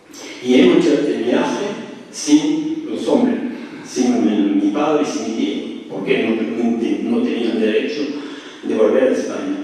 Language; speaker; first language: Spanish; early bilingual, heritage; French